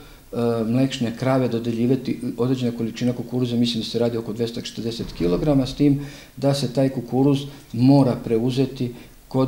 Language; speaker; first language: Serbian; native; Serbian